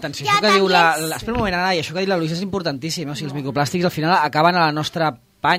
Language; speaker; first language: Catalan; native; Catalan